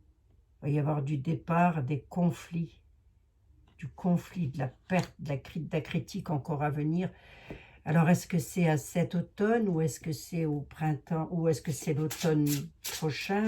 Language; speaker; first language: French; native; French